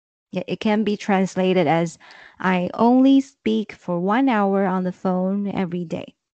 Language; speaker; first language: English; non-native, fluent; Chinese